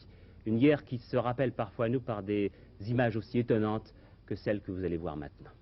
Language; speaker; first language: French; native; French